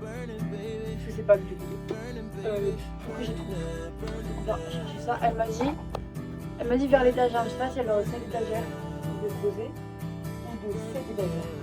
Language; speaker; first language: French; native; French